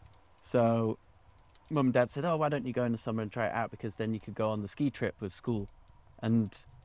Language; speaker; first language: English; native; English